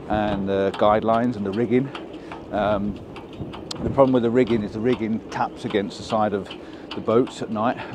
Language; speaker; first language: English; native; English